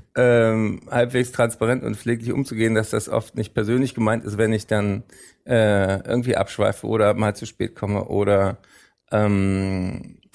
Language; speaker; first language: German; native; German